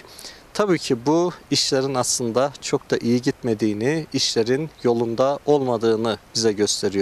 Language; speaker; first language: Turkish; native; Turkish